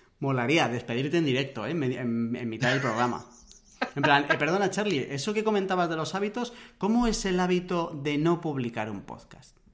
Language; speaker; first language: Spanish; native; Spanish